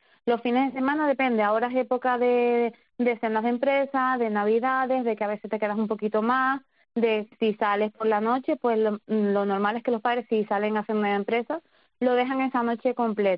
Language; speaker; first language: Spanish; native; Spanish